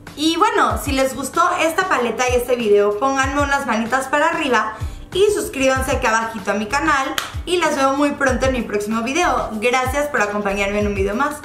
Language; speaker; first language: Spanish; native; Spanish